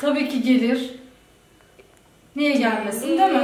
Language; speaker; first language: Turkish; native; Turkish